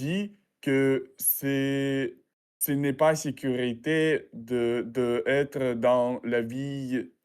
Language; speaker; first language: French; non-native, learner; Russian